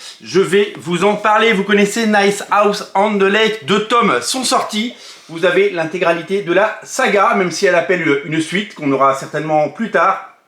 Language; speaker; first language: French; native; French